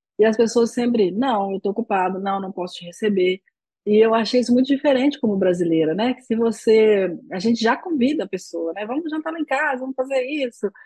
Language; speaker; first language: Portuguese; native; Portuguese